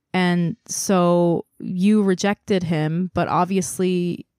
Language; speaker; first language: English; non-native, fluent; Korean